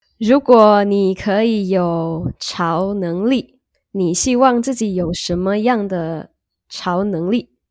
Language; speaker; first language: Chinese; non-native, learner; Indonesian